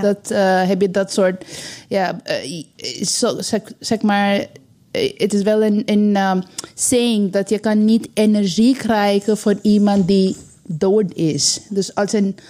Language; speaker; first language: Dutch; non-native, learner; Bangla